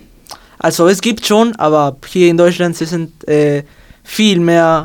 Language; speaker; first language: German; non-native, learner; Spanish